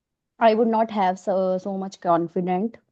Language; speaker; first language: English; non-native, learner; Hindi